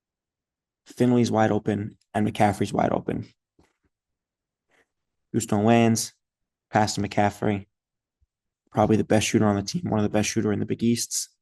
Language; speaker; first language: English; native; English